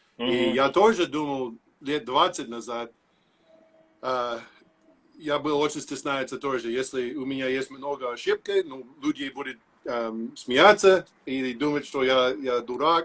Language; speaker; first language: Russian; non-native, learner; English